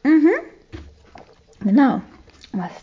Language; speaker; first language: German; native; German